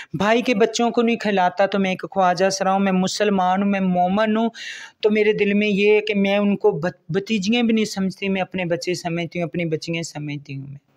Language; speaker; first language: Urdu; non-native, local second language; Punjabi